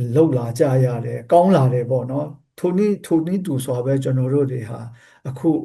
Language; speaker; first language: Burmese; non-native, local second language; Kachin